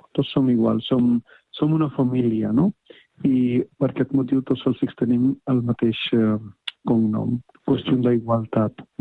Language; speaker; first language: Catalan; non-native, fluent; Punjabi